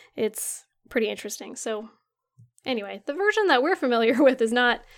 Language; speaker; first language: English; early bilingual, other home language; Ukrainian